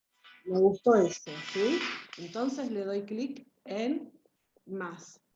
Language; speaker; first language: Spanish; native; Spanish